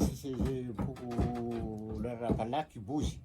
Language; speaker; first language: French; non-native, local second language; Malagasy